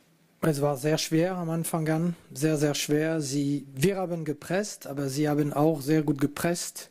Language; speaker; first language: German; non-native, fluent; French